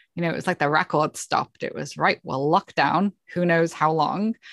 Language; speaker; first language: English; native; English